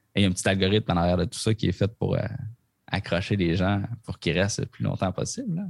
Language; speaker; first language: French; native; French